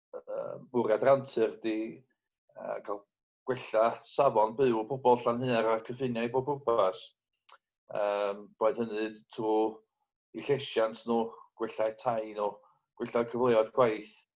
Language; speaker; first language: Welsh; native; Welsh